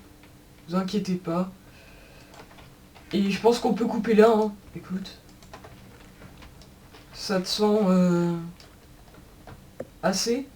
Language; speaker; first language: French; native; French